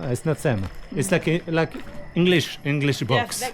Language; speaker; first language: English; non-native, learner; French